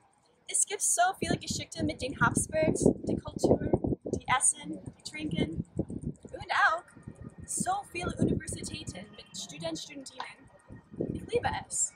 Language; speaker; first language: German; non-native, learner; English